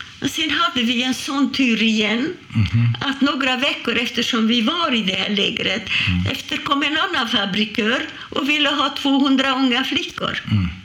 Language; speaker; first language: Swedish; non-native, fluent; Hungarian